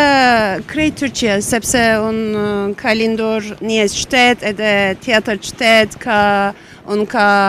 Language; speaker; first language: Albanian; non-native, learner; Turkish